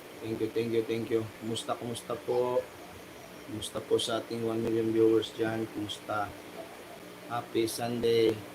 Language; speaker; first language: Filipino; native; Filipino